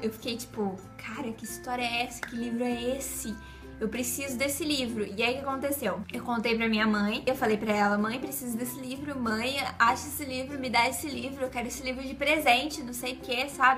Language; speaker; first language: Portuguese; native; Portuguese